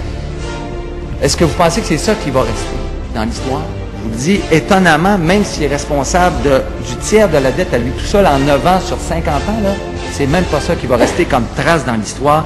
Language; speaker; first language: French; native; French